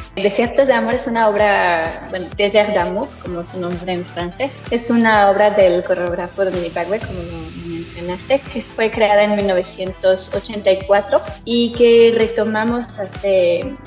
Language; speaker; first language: Spanish; non-native, fluent; French